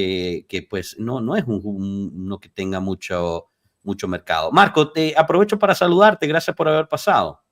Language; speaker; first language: Spanish; native; Spanish